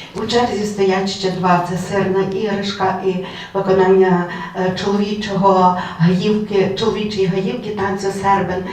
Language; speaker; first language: Ukrainian; native; Ukrainian